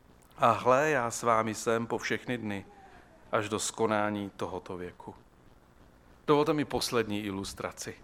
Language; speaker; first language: Czech; native; Czech